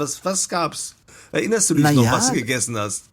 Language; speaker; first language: German; native; German